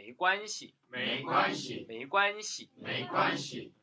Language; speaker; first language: Chinese; non-native, fluent; Korean